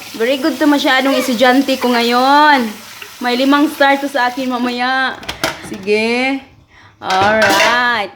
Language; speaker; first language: Filipino; non-native, local second language; Cebuano